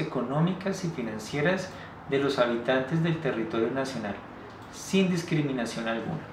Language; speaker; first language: Spanish; native; Spanish